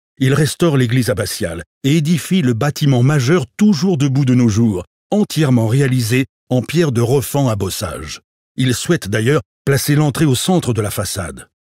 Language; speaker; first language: French; native; French